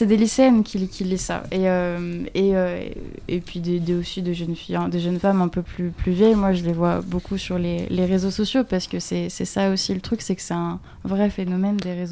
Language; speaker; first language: French; native; French